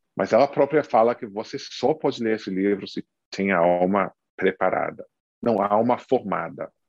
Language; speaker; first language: Portuguese; non-native, fluent; English